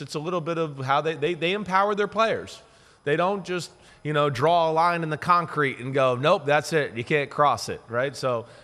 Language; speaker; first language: English; native; English